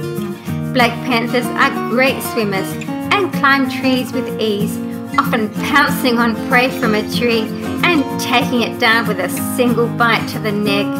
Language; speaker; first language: English; native; English